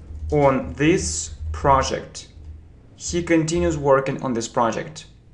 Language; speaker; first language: English; non-native, fluent; Russian